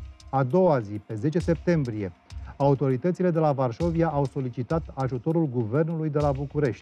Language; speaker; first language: Romanian; native; Romanian